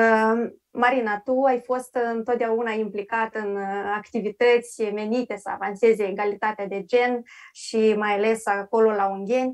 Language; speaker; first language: Romanian; native; Romanian